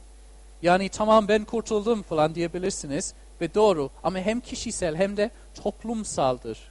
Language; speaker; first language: Turkish; non-native, fluent; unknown